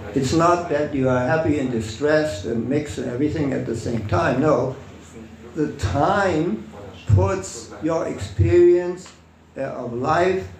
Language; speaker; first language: English; non-native, fluent; German